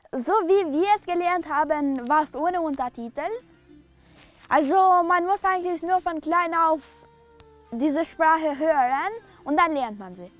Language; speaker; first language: German; non-native, fluent; Albanian